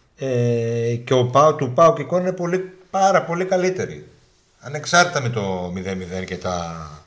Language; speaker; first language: Greek; native; Greek